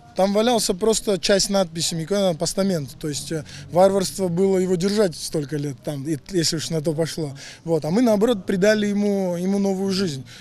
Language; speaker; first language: Russian; non-native, local second language; Georgian